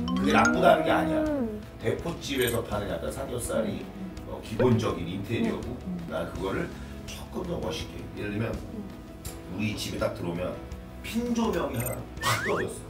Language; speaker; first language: Korean; native; Korean